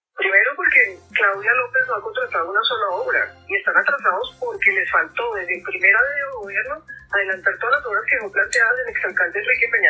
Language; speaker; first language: Spanish; native; Spanish